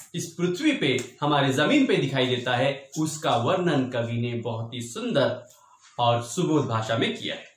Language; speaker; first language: Hindi; non-native, local second language; Marathi